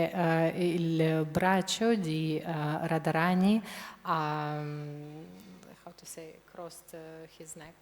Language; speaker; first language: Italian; non-native, fluent; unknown